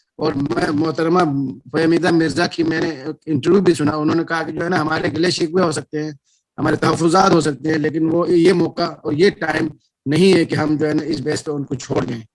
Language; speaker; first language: Urdu; non-native, local second language; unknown